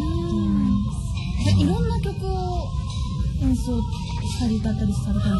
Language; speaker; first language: Japanese; native; Japanese